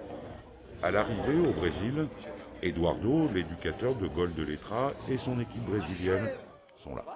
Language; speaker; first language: French; native; French